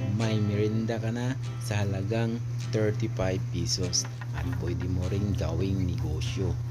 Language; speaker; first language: Filipino; non-native, local second language; Cebuano